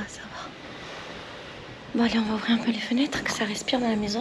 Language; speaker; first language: French; native; French